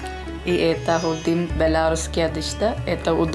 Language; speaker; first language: Russian; non-native, learner; Malayalam